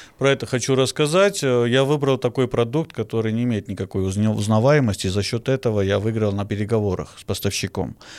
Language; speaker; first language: Russian; non-native, fluent; Armenian